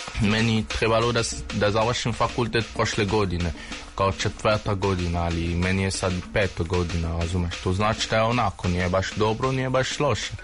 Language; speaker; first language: Serbian; non-native, learner; French